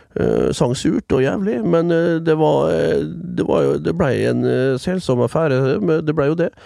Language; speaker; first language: Norwegian; early bilingual, other home language; Dutch